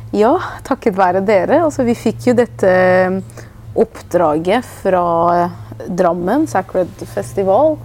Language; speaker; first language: Norwegian; early bilingual, other home language; Persian